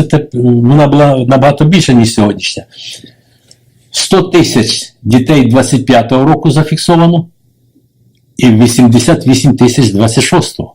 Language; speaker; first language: Ukrainian; native; Ukrainian